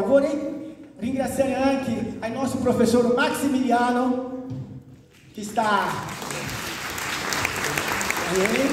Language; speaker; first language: Italian; non-native, fluent; Portuguese